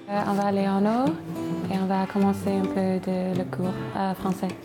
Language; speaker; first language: French; non-native, learner; English